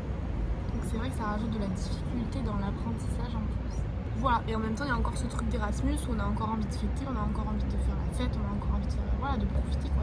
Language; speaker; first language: French; native; French